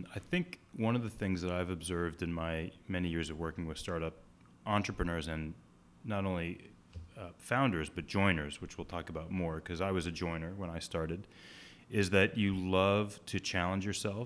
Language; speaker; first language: English; native; English